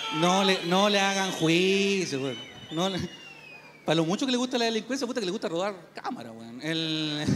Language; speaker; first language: Spanish; native; Spanish